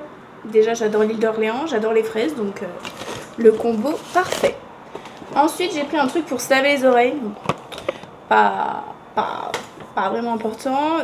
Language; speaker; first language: French; native; French